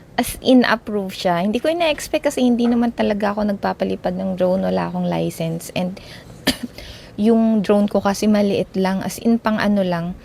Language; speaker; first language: Filipino; native; Filipino